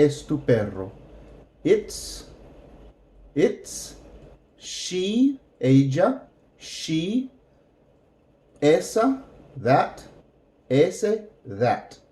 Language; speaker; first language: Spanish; non-native, fluent; English